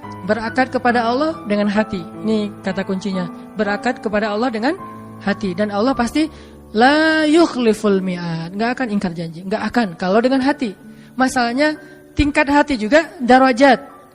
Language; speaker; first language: Indonesian; native; Indonesian